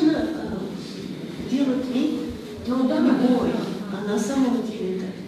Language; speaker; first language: Russian; native; Russian